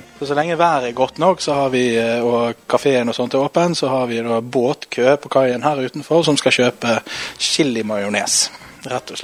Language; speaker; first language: Norwegian; native; Norwegian